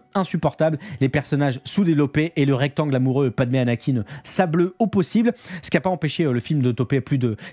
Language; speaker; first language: French; native; French